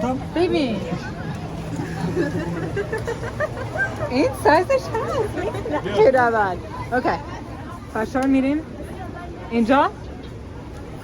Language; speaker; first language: Persian; non-native, learner; English